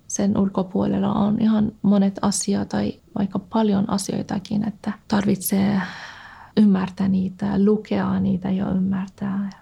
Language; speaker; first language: Finnish; non-native, fluent; Persian